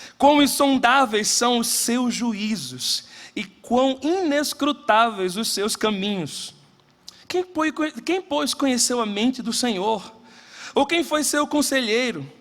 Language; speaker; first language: Portuguese; native; Portuguese